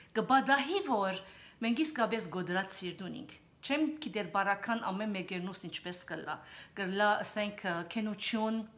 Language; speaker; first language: Armenian; early bilingual, heritage; Armenian